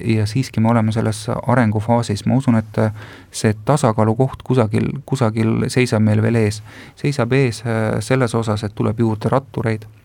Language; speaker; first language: Estonian; non-native, local second language; Russian